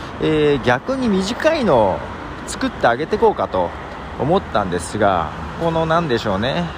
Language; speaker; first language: Japanese; native; Japanese